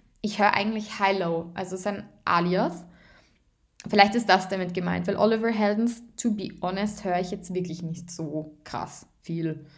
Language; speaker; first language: German; native; German